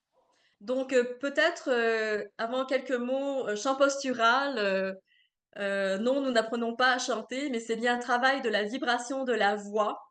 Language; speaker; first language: French; native; French